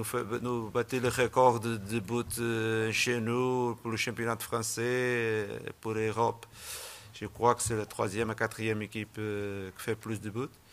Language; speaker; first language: French; non-native, learner; Portuguese